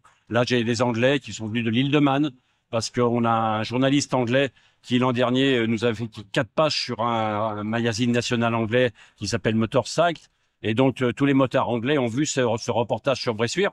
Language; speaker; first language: French; native; French